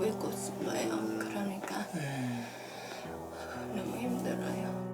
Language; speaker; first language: Korean; non-native, learner; Vietnamese